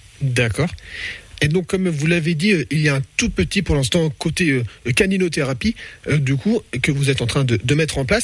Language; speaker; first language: French; native; French